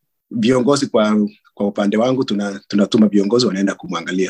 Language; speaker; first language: Swahili; non-native, local second language; Kalenjin